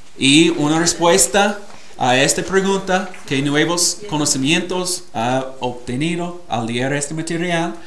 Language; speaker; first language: Spanish; non-native, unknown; English